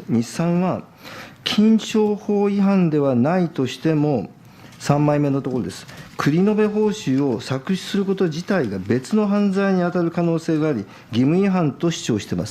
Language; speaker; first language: Japanese; native; Japanese